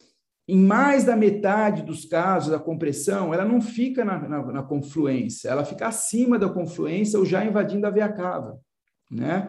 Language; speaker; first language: Portuguese; native; Portuguese